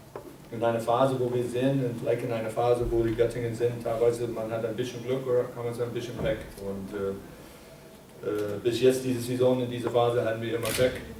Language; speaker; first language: German; non-native, fluent; English